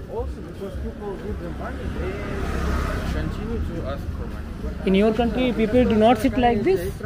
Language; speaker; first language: English; non-native, learner; Hindi